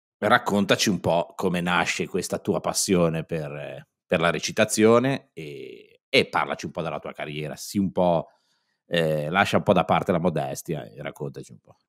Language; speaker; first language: Italian; native; Italian